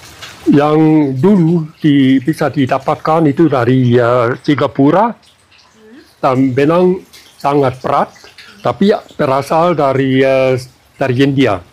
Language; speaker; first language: Indonesian; non-native, fluent; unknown